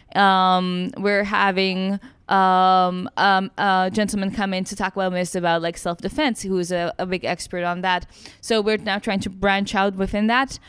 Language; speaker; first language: English; non-native, fluent; Czech